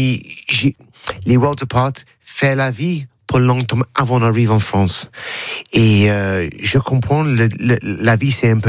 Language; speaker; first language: French; non-native, learner; English